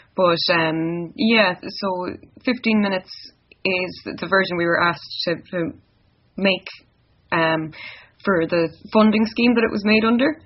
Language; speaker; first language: English; non-native, local second language; Irish